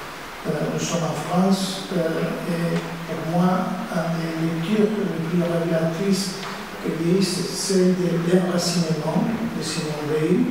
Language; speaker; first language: French; non-native, fluent; Spanish